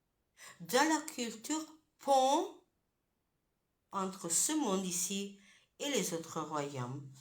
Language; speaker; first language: French; non-native, fluent; Italian